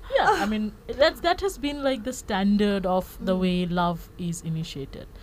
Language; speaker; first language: English; non-native, local second language; Bangla